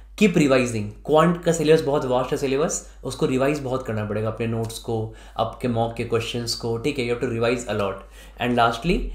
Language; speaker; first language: Hindi; native; Hindi